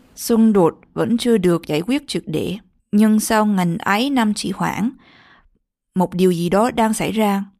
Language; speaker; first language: Vietnamese; early bilingual, heritage; Vietnamese